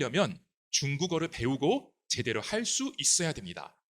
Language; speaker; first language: Korean; non-native, fluent; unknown